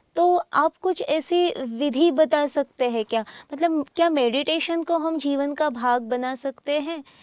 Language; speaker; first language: Hindi; native; Hindi